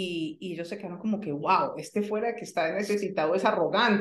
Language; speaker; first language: Spanish; native; Spanish